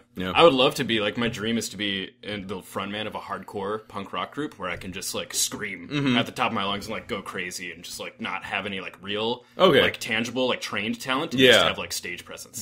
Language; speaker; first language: English; native; English